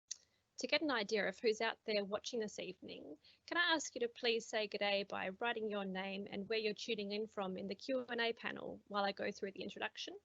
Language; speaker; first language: English; native; English